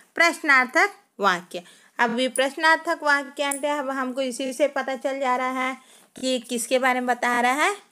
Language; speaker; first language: Hindi; non-native, local second language; Telugu